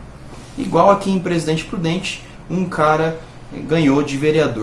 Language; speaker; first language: Portuguese; native; Portuguese